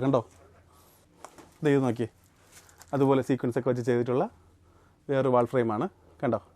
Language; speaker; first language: Malayalam; native; Malayalam